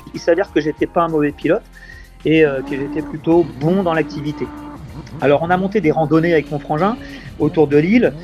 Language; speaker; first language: French; native; French